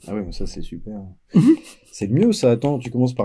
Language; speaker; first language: French; native; French